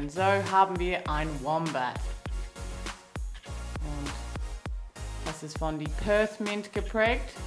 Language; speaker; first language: German; non-native, learner; English